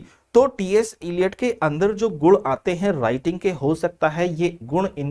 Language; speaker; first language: Hindi; native; Hindi